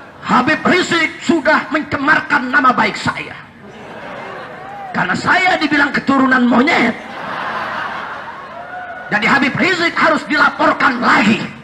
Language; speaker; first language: Indonesian; native; Indonesian